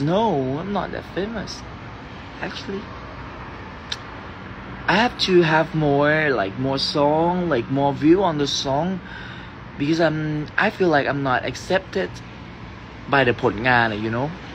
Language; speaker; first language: English; non-native, learner; Thai